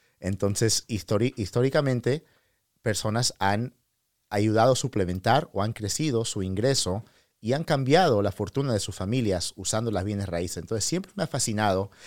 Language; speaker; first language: Spanish; early bilingual, heritage; Spanish